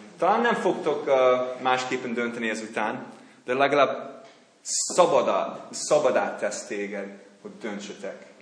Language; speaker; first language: Hungarian; non-native, fluent; English